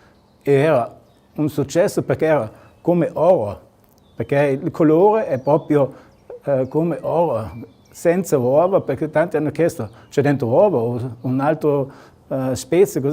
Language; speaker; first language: Italian; non-native, local second language; German